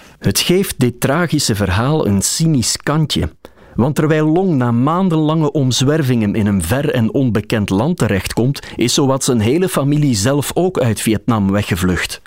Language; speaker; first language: Dutch; native; Dutch